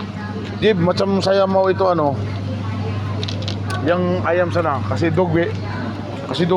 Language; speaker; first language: Indonesian; non-native, learner; Filipino